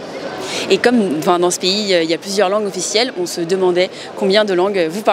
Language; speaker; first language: French; native; French